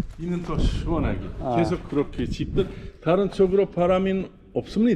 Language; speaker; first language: Korean; non-native, learner; Uzbek